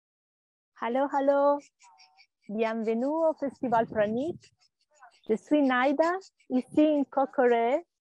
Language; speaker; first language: French; non-native, learner; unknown